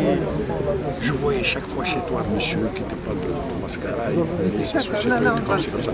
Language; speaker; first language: French; non-native, local second language; Arabic